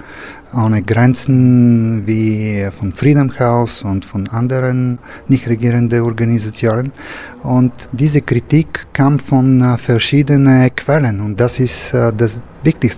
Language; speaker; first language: German; non-native, fluent; Bulgarian